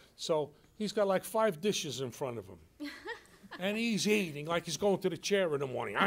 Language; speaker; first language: English; native; English